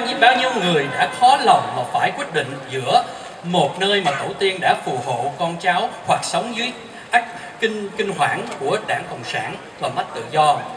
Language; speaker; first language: Vietnamese; early bilingual, heritage; Vietnamese